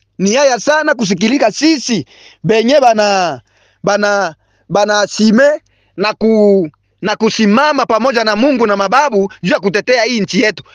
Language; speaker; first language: Swahili; non-native, local second language; Bembe